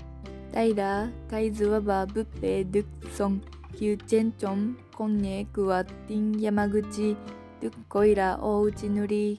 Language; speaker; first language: Vietnamese; non-native, learner; Japanese